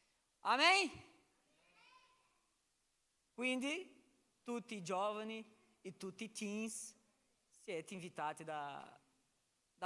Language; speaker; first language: Italian; non-native, fluent; Portuguese